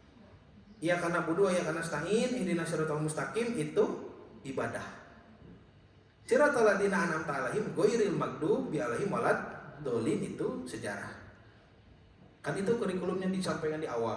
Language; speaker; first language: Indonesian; native; Indonesian